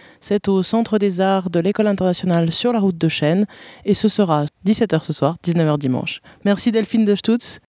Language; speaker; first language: French; native; French